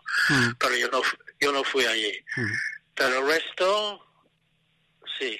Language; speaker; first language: Spanish; non-native, learner; English